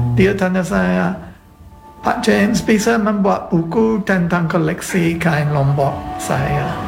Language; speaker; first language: Indonesian; non-native, fluent; English